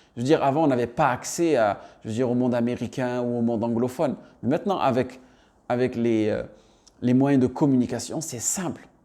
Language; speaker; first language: French; native; French